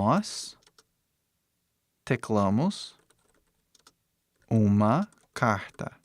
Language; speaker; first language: Portuguese; non-native, fluent; English